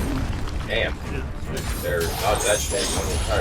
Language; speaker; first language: English; native; English